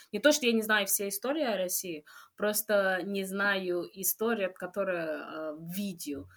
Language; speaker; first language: Russian; non-native, fluent; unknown